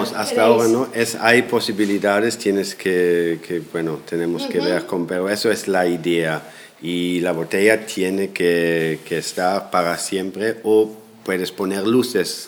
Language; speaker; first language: Spanish; non-native, fluent; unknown